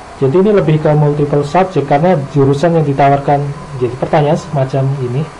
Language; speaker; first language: Indonesian; native; Indonesian